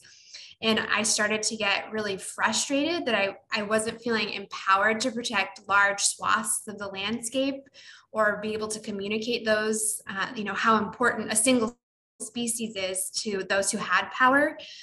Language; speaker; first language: English; native; English